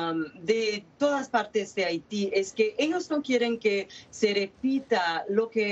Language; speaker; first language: Spanish; non-native, fluent; Haitian Creole